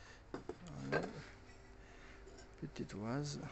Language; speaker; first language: French; non-native, learner; Russian